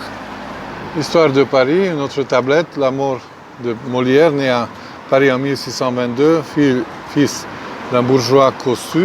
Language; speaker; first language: French; non-native, fluent; Hungarian